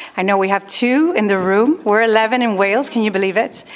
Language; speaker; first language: English; non-native, fluent; Spanish